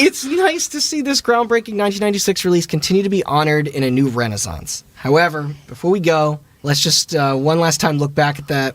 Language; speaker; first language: English; native; English